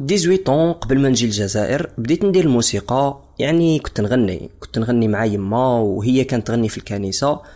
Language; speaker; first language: Arabic; non-native, fluent; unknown